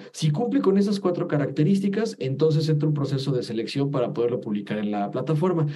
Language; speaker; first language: Spanish; native; Spanish